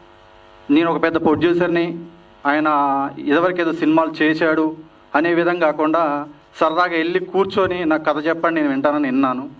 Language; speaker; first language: Telugu; native; Telugu